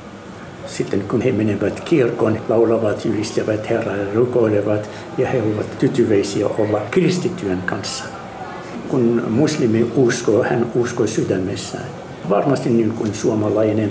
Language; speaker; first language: Finnish; non-native, learner; Arabic